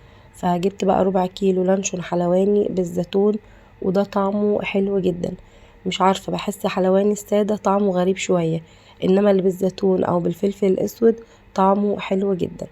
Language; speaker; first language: Arabic; native; Arabic